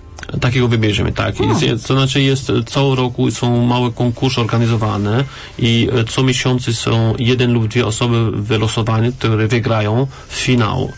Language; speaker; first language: Polish; non-native, learner; French